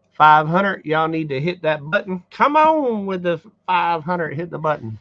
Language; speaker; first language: English; native; English